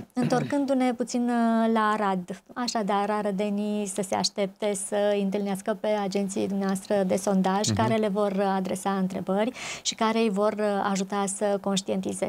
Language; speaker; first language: Romanian; native; Romanian